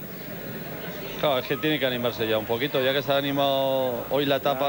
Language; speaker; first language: Spanish; native; Spanish